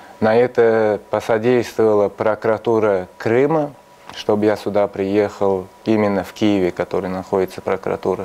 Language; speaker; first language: Russian; non-native, local second language; Tajik